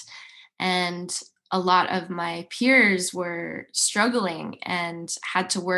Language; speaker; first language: English; native; English